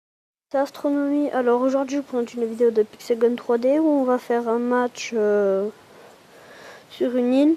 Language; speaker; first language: French; native; French